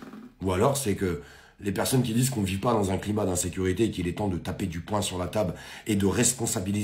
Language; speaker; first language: French; native; French